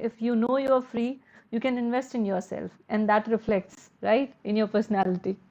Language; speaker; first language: English; non-native, local second language; Hindi